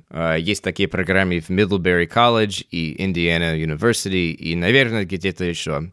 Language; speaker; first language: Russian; non-native, fluent; English